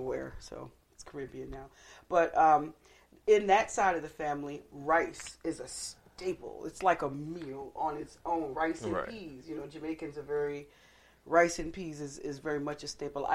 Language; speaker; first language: English; native; English